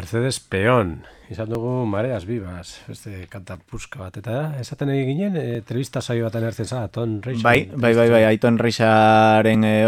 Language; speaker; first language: Basque; non-native, local second language; Galician